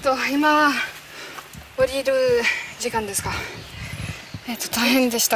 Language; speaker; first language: Japanese; non-native, learner; French